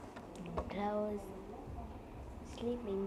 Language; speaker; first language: English; non-native, learner; Vietnamese